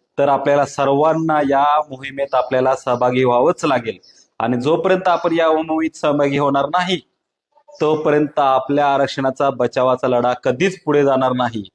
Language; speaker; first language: Marathi; non-native, local second language; Bhili